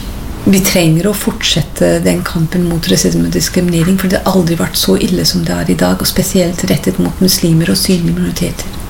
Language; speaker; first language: Norwegian; non-native, fluent; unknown